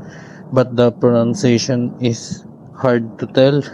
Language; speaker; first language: English; non-native, local second language; Filipino